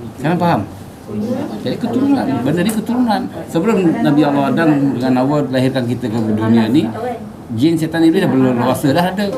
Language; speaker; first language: Malay; native; Malay